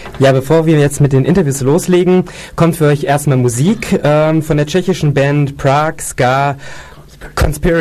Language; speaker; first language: German; native; German